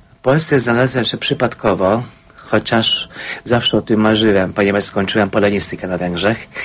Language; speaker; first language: Polish; non-native, fluent; Hungarian